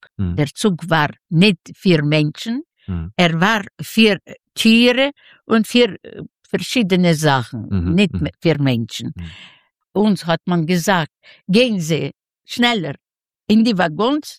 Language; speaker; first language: German; non-native, fluent; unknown